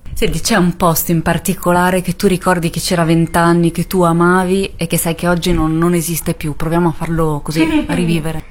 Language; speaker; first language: Italian; native; Italian